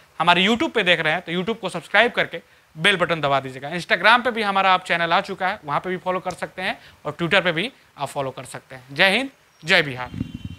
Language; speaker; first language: Hindi; native; Hindi